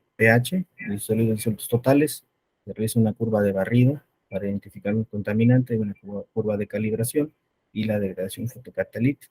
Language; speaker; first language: Spanish; native; Spanish